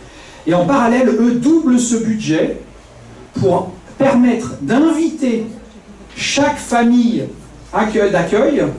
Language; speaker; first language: French; native; French